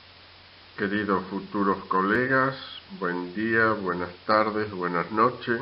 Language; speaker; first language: Spanish; native; Spanish